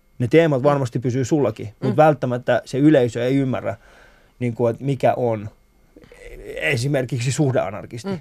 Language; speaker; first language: Finnish; early bilingual, other home language; Persian